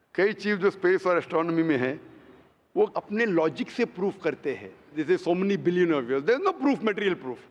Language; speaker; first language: Hindi; non-native, local second language; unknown